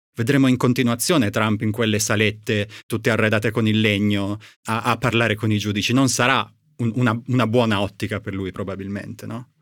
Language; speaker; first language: Italian; native; Italian